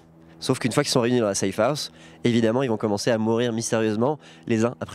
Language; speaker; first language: French; native; French